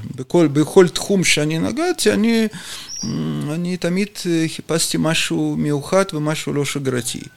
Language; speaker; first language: Hebrew; non-native, fluent; Russian